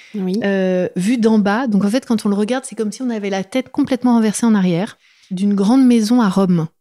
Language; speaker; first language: French; native; French